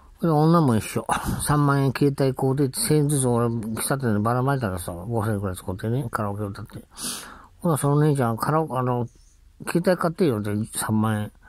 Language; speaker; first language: Japanese; native; Japanese